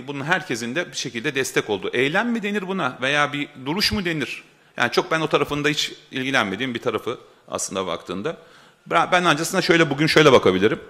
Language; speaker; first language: Turkish; native; Turkish